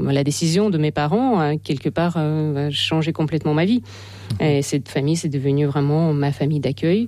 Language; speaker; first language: French; non-native, fluent; Russian